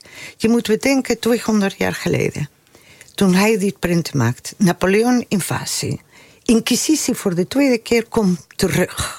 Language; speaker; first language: Dutch; non-native, fluent; Spanish